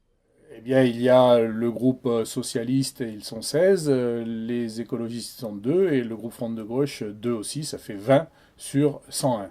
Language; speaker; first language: French; native; French